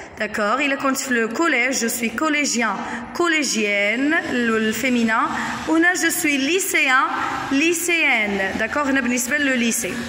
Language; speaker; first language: French; non-native, local second language; Arabic